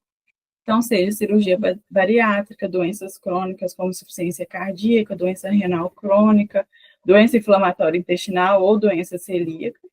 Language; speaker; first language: Portuguese; native; Portuguese